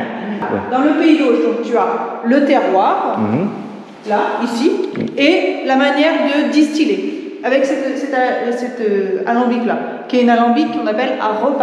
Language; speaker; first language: French; native; French